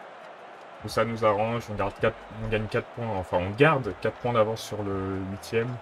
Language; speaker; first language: French; native; French